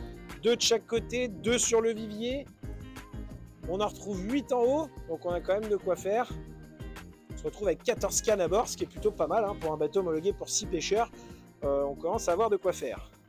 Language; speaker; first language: French; native; French